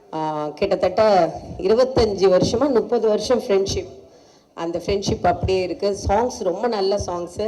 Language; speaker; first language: Tamil; non-native, fluent; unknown